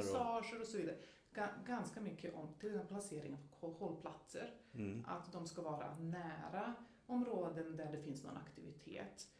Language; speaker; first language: Swedish; non-native, fluent; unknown